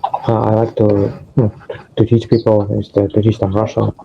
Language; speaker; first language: English; non-native, fluent; Russian